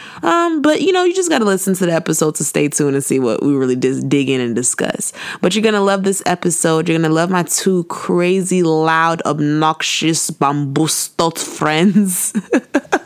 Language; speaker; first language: English; native; English